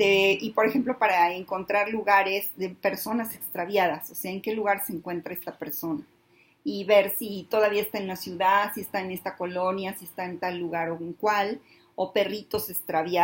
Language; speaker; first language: Spanish; native; Spanish